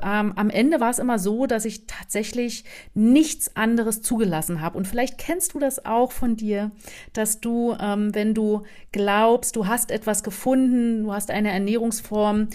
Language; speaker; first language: German; native; German